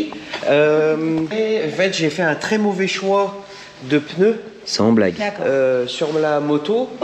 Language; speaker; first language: French; native; French